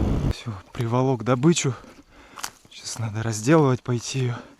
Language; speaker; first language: Russian; native; Russian